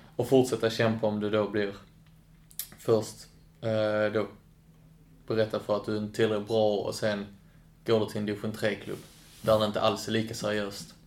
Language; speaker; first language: Swedish; native; Swedish